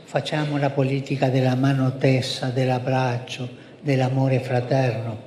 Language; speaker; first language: Italian; non-native, fluent; Spanish